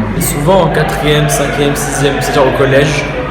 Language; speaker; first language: French; native; French